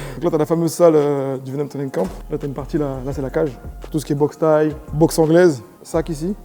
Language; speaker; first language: French; native; French